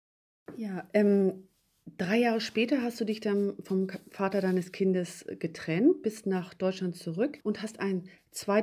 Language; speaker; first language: German; native; German